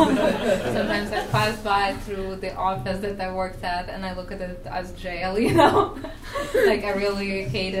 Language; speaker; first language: English; non-native, fluent; Russian